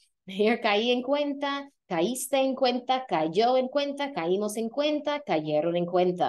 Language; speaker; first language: Spanish; non-native, fluent; English